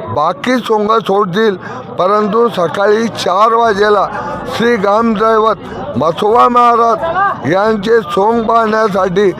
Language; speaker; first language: Marathi; native; Marathi